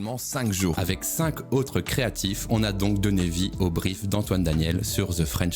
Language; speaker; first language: French; native; French